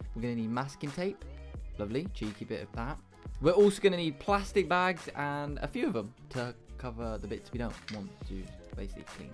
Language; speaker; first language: English; native; English